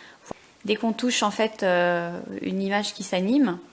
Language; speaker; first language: French; native; French